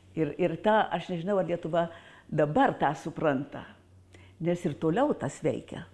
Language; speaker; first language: Lithuanian; early bilingual, heritage; Lithuanian